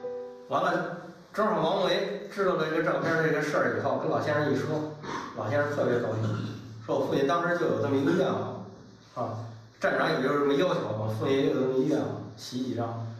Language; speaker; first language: Chinese; native; Chinese